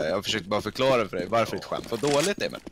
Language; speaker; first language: Swedish; native; Swedish